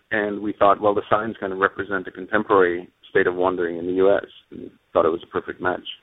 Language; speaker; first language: English; native; English